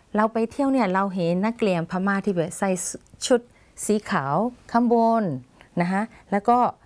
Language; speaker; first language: Thai; non-native, fluent; Burmese